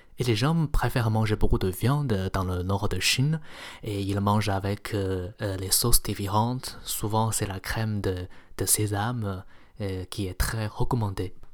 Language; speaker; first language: French; non-native, fluent; Chinese